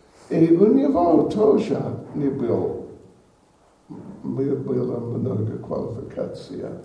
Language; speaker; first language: Russian; non-native, learner; English